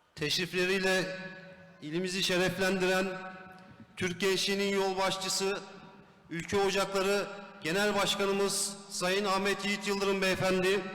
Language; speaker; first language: Turkish; native; Turkish